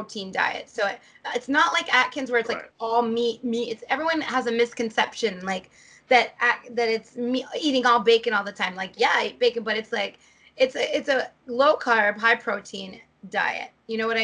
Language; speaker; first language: English; native; English